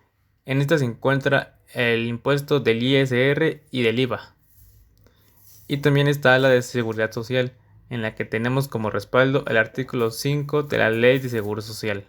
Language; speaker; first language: Spanish; native; Spanish